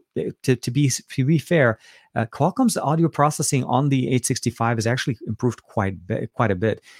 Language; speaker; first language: English; non-native, fluent; Arabic